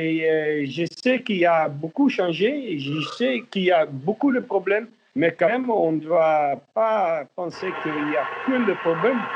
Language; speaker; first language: French; non-native, learner; Dutch